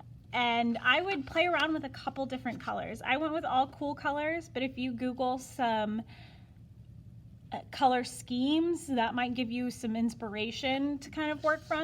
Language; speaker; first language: English; native; English